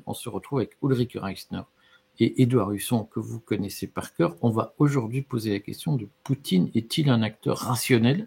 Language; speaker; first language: French; native; French